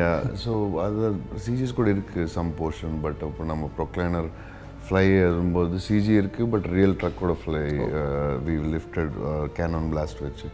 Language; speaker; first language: Tamil; non-native, local second language; Telugu